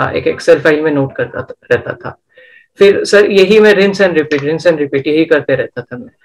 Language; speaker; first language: Hindi; non-native, local second language; Bangla